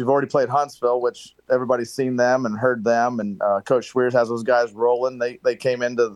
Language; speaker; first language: English; native; English